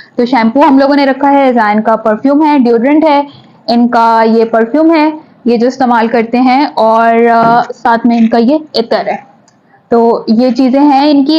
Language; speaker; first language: Urdu; native; Urdu